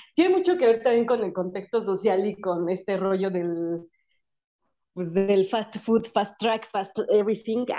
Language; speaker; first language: Spanish; native; Spanish